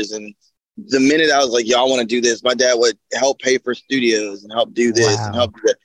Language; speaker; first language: English; native; English